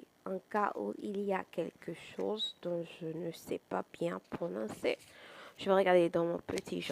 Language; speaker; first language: French; non-native, fluent; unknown